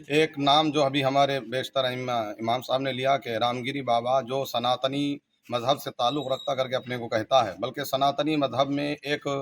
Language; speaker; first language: Urdu; native; Urdu